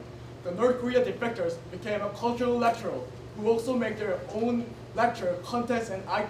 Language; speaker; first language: English; non-native, learner; Korean